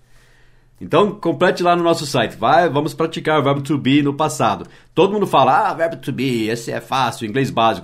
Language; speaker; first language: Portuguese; non-native, fluent; English